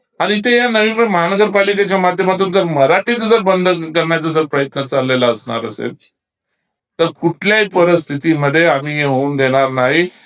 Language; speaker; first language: Marathi; native; Marathi